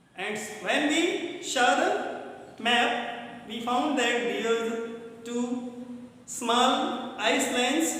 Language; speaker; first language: English; non-native, local second language; Hindi